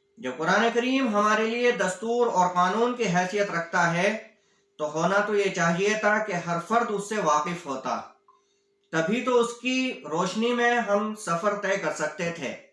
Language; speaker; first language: Urdu; native; Urdu